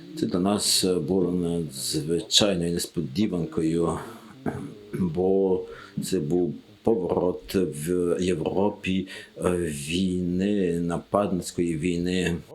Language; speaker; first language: Ukrainian; non-native, learner; French